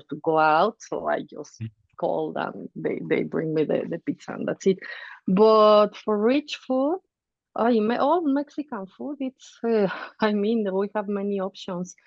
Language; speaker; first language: English; non-native, fluent; Spanish